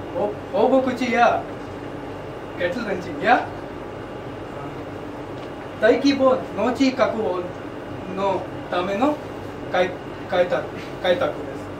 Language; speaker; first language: Japanese; non-native, learner; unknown